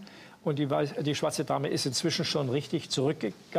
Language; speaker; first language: German; native; German